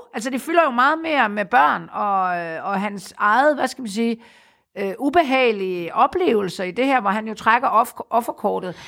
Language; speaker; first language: Danish; native; Danish